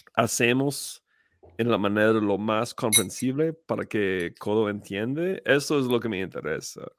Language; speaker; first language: Spanish; non-native, fluent; English